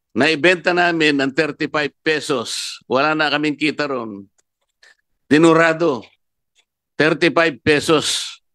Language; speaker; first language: Filipino; non-native, local second language; Pampanga